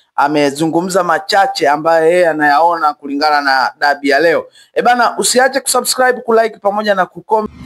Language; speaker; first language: Swahili; native; Swahili